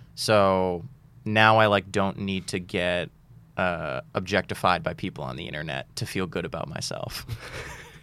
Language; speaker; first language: English; native; English